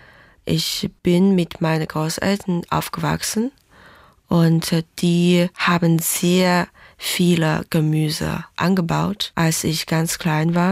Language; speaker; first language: German; early bilingual, other home language; Chinese